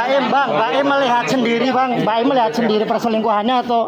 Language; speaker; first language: Indonesian; native; Indonesian